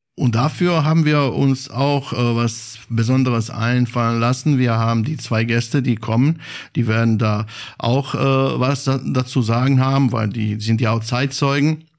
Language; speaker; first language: German; non-native, fluent; Bosnian